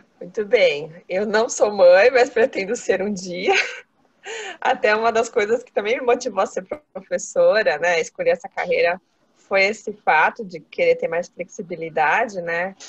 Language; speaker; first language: Portuguese; native; Portuguese